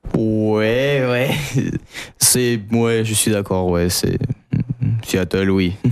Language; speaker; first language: French; non-native, fluent; Russian